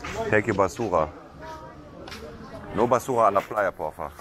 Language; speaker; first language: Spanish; non-native, learner; German